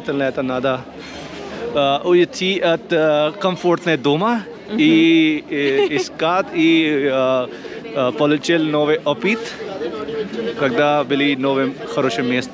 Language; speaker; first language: Russian; non-native, learner; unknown